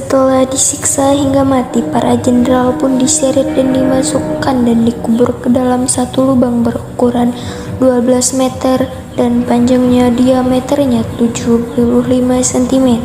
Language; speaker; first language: Indonesian; native; Indonesian